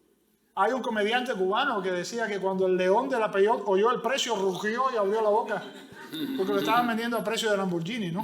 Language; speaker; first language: Spanish; native; Spanish